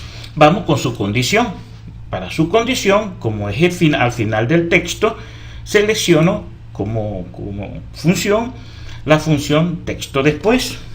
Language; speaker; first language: Spanish; native; Spanish